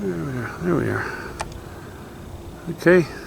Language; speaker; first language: English; native; English